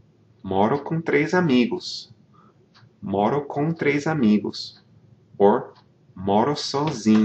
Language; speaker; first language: Portuguese; non-native, fluent; English